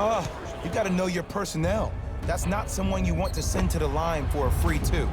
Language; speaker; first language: English; native; English